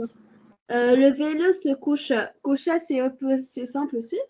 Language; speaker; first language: French; non-native, learner; Arabic